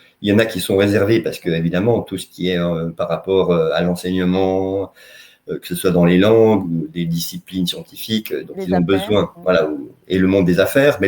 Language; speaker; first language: French; native; French